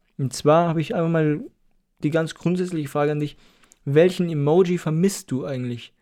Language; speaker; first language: German; native; German